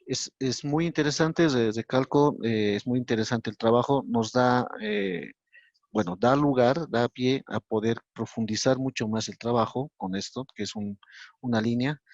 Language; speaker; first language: Spanish; native; Spanish